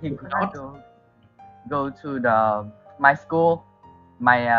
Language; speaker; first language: English; non-native, learner; Vietnamese